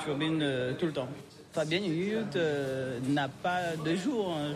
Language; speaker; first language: French; native; French